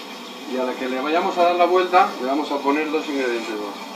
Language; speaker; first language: Spanish; native; Spanish